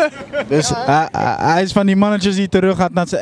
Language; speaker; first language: Dutch; native; Dutch